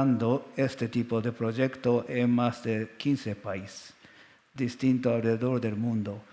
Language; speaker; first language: Spanish; non-native, learner; Japanese